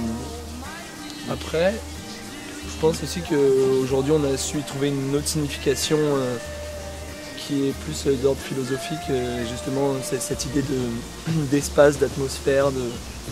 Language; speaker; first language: French; native; French